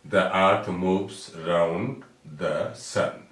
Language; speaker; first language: English; non-native, local second language; Bangla